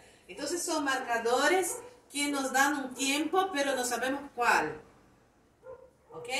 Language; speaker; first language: Spanish; non-native, fluent; Portuguese